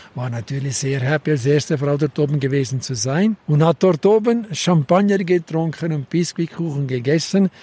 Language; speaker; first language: German; native; German